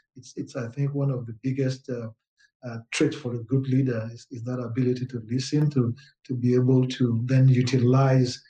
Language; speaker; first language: English; non-native, local second language; Yoruba